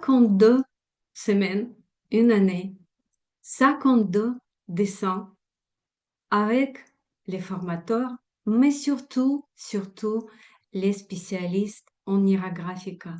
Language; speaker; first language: French; non-native, fluent; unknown